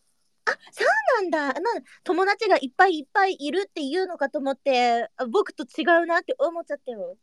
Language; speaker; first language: Japanese; native; Japanese